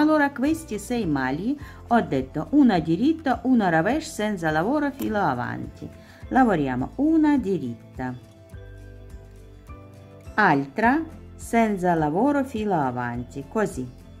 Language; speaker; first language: Italian; non-native, learner; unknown